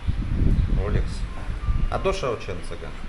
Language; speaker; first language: Chinese; non-native, learner; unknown